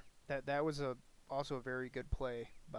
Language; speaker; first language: English; native; English